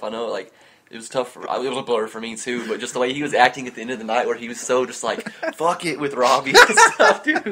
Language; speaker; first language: English; native; English